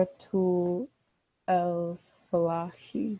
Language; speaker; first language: Arabic; non-native, learner; English